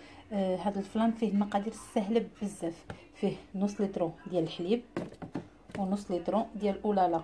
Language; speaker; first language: Arabic; native; Arabic